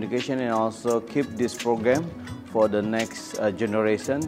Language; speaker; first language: English; non-native, learner; Indonesian